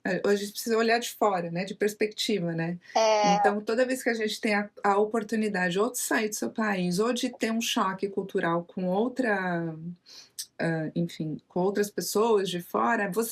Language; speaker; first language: Portuguese; native; Portuguese